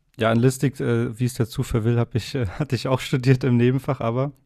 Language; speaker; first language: German; native; German